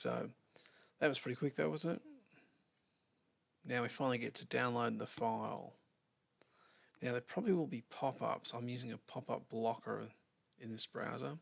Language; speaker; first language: English; native; English